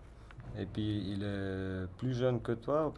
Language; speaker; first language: French; non-native, learner; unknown